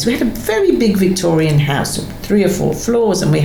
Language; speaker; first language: English; native; English